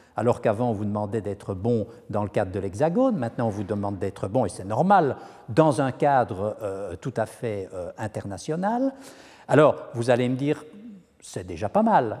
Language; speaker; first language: French; native; French